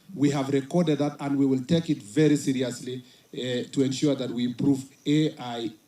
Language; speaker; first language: English; non-native, local second language; Swahili